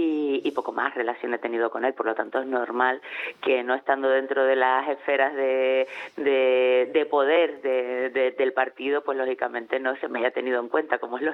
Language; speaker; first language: Spanish; native; Spanish